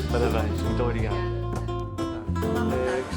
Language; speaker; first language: Portuguese; native; Portuguese